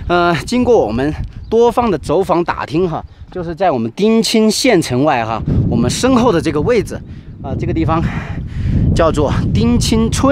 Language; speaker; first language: Chinese; native; Chinese